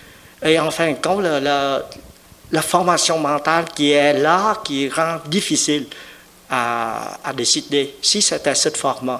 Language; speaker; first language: French; non-native, fluent; Vietnamese